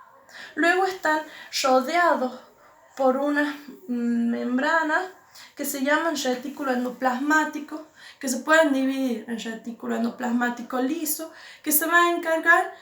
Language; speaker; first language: Spanish; native; Spanish